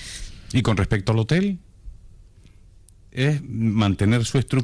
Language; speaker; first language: Spanish; native; Spanish